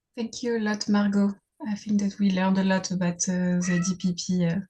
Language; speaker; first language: English; non-native, fluent; French